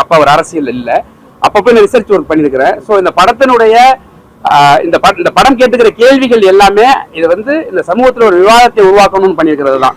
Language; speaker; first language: Tamil; native; Tamil